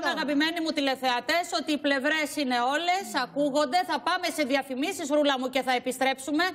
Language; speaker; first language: Greek; native; Greek